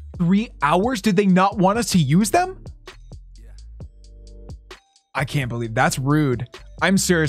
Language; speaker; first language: English; native; English